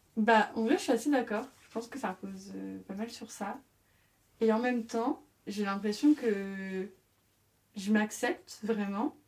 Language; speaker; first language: French; native; French